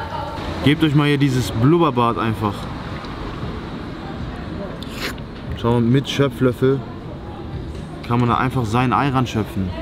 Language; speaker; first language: German; native; German